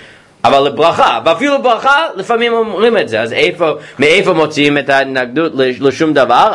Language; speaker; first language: Hebrew; non-native, fluent; English